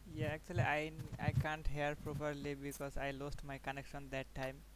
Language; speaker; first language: English; non-native, learner; Bangla